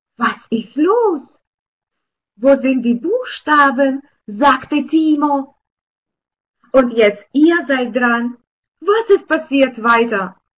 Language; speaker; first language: German; non-native, fluent; Russian